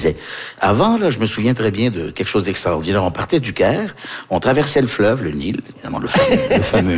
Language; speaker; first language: French; early bilingual, heritage; French